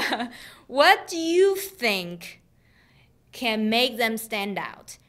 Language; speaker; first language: English; non-native, fluent; Chinese